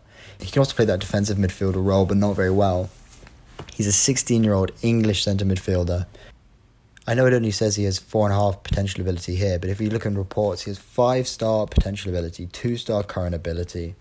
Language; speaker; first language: English; native; English